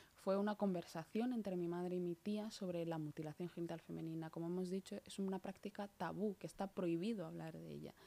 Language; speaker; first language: Spanish; early bilingual, other home language; Somali